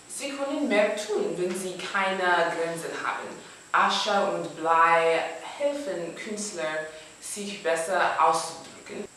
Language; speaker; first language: German; non-native, learner; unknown